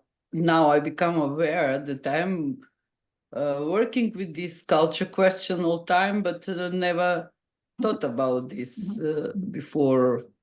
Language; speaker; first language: English; non-native, fluent; Macedonian